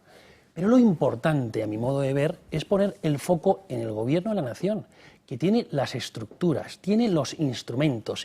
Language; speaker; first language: Spanish; native; Spanish